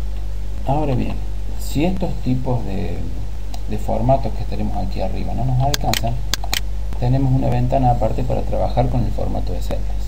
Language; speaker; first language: Spanish; native; Spanish